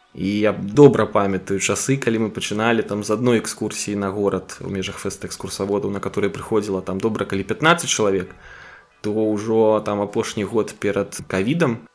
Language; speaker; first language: Belarusian; native; Belarusian